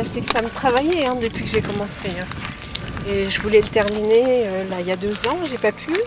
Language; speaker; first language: French; native; French